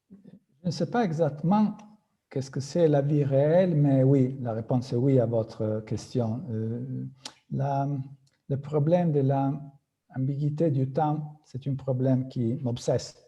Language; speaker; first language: French; non-native, fluent; Italian